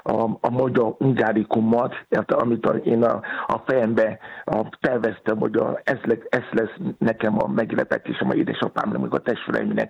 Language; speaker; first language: Hungarian; non-native, fluent; Yoruba